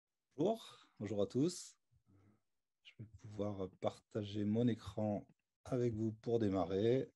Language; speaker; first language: French; native; French